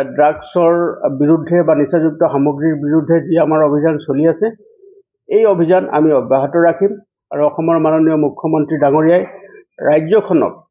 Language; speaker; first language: Assamese; native; Assamese